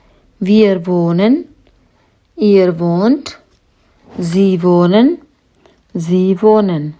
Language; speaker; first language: German; non-native, fluent; Hindi